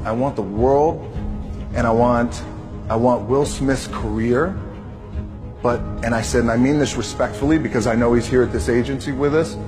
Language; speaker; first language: English; native; English